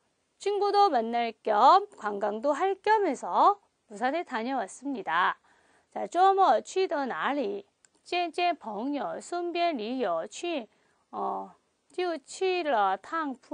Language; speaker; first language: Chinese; non-native, fluent; Korean